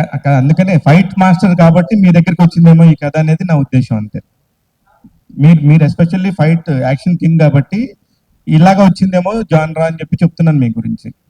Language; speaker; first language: Telugu; native; Telugu